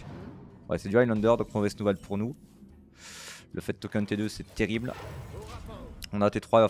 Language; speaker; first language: French; native; French